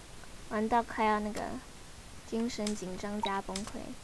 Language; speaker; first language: Chinese; native; Chinese